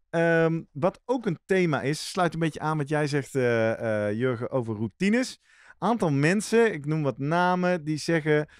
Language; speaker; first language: Dutch; native; Dutch